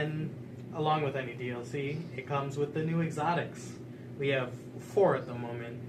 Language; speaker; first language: English; native; English